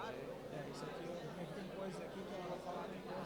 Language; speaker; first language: Portuguese; native; Portuguese